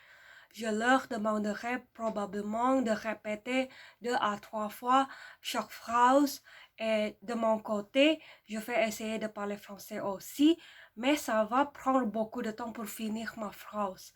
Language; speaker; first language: French; non-native, fluent; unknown